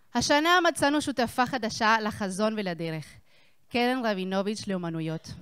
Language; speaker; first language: Hebrew; non-native, fluent; Spanish